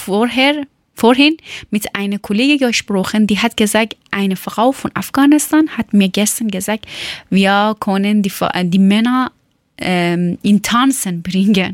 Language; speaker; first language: German; non-native, learner; Persian